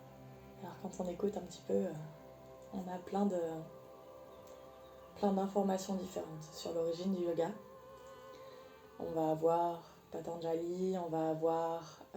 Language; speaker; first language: French; native; French